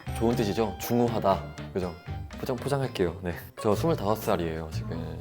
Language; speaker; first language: Korean; native; Korean